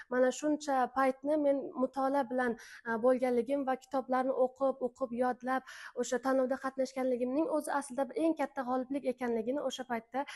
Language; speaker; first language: Uzbek; non-native, local second language; Turkmen